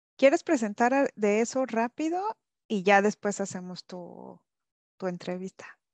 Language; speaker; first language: Spanish; native; Spanish